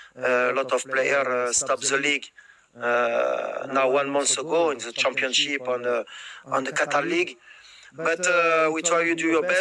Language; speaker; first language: English; non-native, learner; French